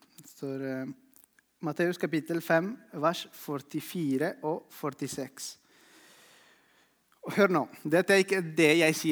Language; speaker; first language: Norwegian; non-native, fluent; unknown